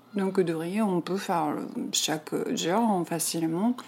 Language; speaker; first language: French; non-native, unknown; Japanese